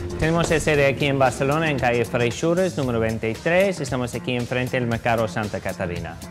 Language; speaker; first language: Spanish; non-native, fluent; English